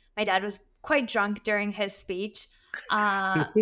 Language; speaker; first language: English; early bilingual, other home language; Arabic